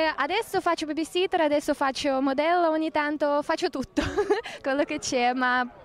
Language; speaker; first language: Italian; non-native, learner; Ukrainian